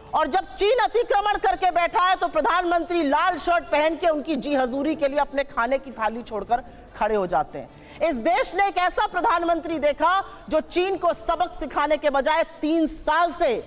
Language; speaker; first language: Hindi; native; Hindi